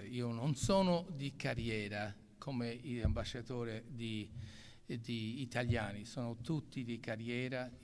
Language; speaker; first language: Italian; non-native, local second language; English